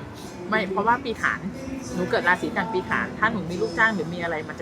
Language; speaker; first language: Thai; native; Thai